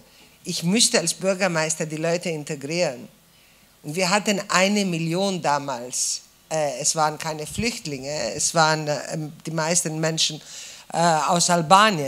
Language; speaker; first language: German; non-native, fluent; Greek